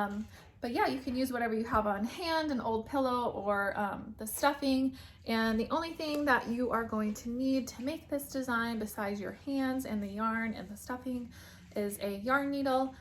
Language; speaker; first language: English; native; English